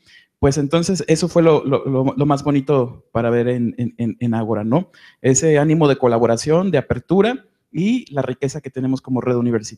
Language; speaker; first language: Spanish; native; Spanish